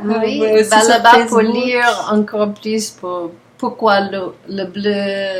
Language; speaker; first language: French; non-native, learner; English